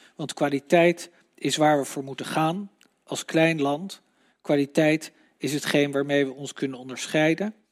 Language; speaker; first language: Dutch; native; Dutch